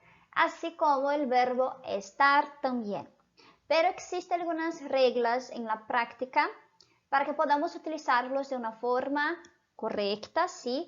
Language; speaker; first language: Spanish; non-native, fluent; Portuguese